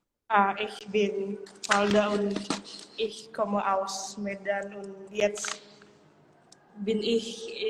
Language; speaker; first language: German; non-native, learner; Indonesian